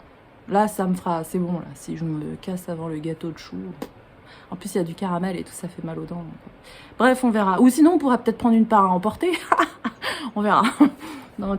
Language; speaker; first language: French; native; French